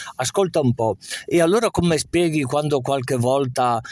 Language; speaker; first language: Italian; native; Italian